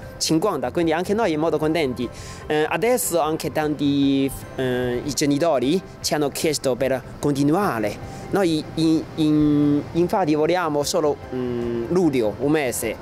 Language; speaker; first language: Italian; non-native, learner; Chinese